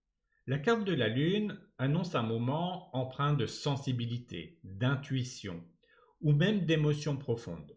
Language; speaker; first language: French; native; French